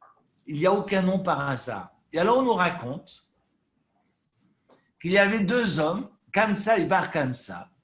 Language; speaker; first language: French; native; French